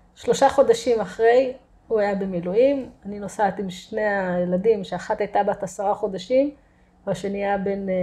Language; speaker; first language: Hebrew; native; Hebrew